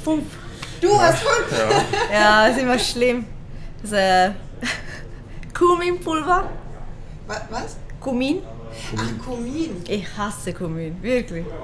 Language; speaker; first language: German; non-native, learner; Hungarian